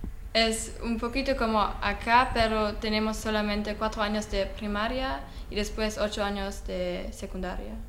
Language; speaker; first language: Spanish; non-native, learner; German